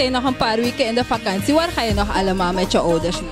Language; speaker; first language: Dutch; native; Dutch